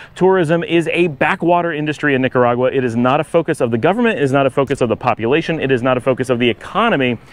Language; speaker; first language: English; native; English